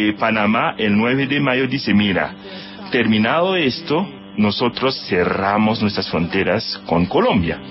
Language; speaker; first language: Spanish; non-native, fluent; Haitian Creole